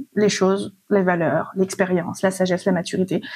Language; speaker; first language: French; native; French